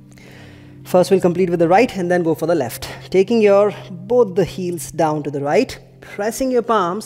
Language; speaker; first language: English; non-native, local second language; Hindi